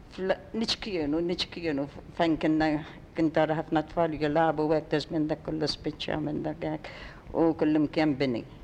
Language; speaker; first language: Maltese; native; Maltese